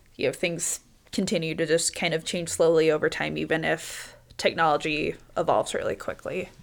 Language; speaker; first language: English; native; English